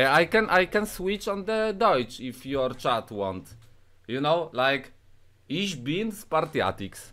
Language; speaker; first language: English; non-native, learner; Polish